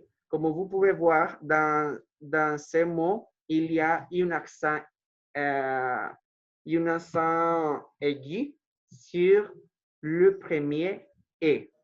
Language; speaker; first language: French; non-native, fluent; Spanish